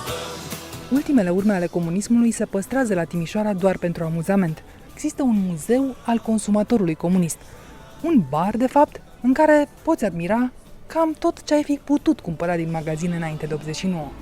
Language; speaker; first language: Romanian; native; Romanian